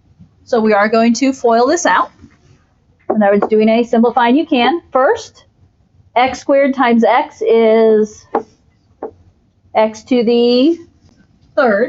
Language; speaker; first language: English; native; English